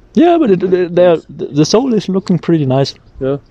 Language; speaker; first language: English; non-native, learner; German